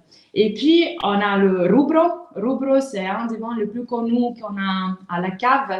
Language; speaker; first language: French; non-native, local second language; Italian